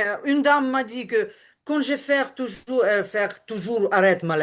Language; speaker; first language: French; non-native, learner; Ukrainian